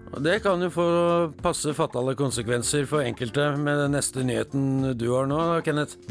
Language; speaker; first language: Norwegian; native; Norwegian